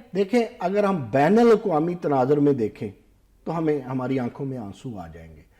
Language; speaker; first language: Urdu; non-native, local second language; Punjabi